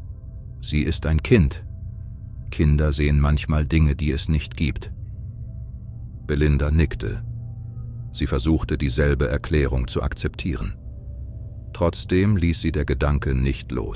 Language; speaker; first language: German; native; German